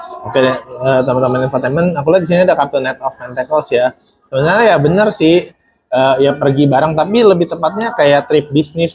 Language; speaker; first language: Indonesian; native; Indonesian